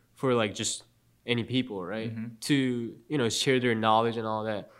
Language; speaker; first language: English; non-native, fluent; Japanese